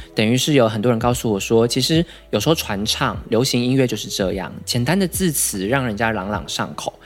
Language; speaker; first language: Chinese; native; Chinese